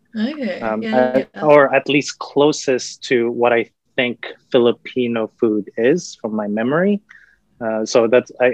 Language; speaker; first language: English; native; English